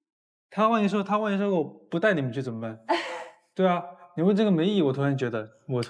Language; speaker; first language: Chinese; native; Chinese